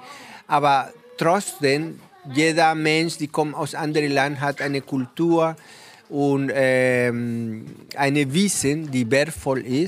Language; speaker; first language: German; non-native, fluent; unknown